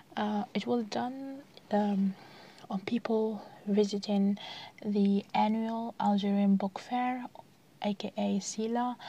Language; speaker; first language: English; non-native, fluent; Arabic